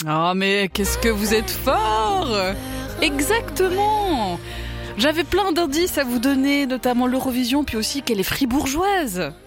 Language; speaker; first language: French; native; French